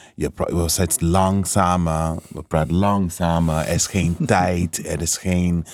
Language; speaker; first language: Dutch; non-native, fluent; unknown